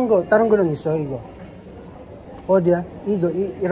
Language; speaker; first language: Korean; non-native, learner; Filipino